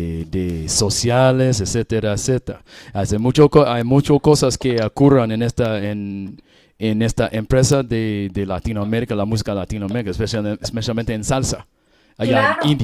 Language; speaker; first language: Spanish; non-native, learner; English